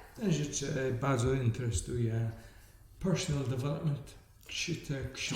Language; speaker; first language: Polish; non-native, learner; English